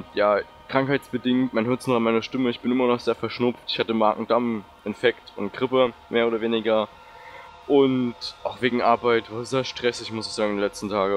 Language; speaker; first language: German; native; German